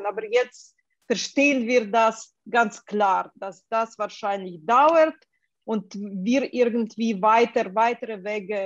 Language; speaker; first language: German; non-native, fluent; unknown